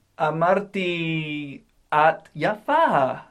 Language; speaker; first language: Hebrew; non-native, learner; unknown